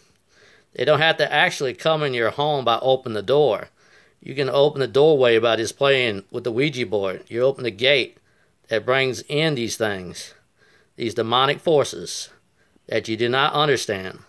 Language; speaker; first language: English; native; English